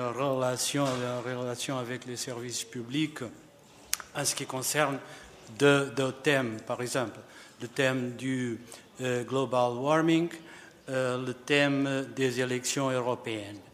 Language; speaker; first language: French; non-native, fluent; Portuguese